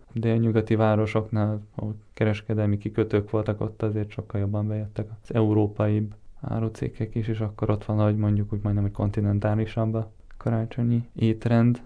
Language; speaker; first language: Hungarian; early bilingual, heritage; Hungarian